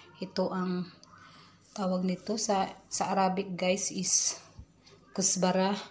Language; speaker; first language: Filipino; non-native, local second language; Cebuano